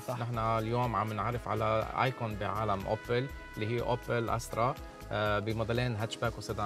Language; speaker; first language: Arabic; native; Arabic